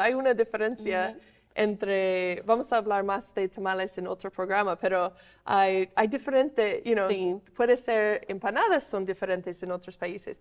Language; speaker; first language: Spanish; non-native, fluent; English